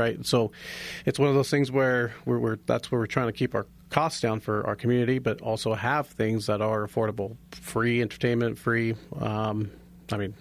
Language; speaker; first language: English; native; English